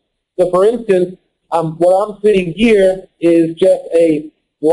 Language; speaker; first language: English; native; English